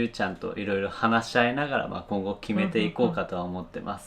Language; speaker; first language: Japanese; native; Japanese